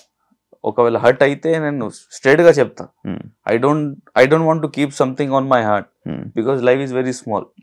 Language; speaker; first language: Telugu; non-native, local second language; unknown